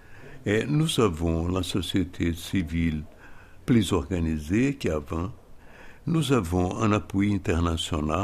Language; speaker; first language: French; non-native, fluent; Portuguese